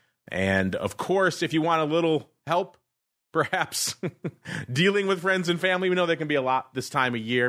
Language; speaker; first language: English; native; English